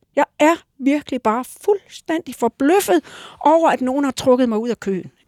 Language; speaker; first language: Danish; native; Danish